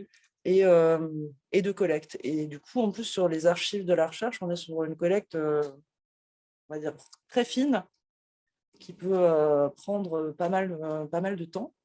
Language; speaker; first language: French; native; French